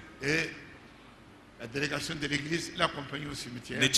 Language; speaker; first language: French; non-native, local second language; Luba-Lulua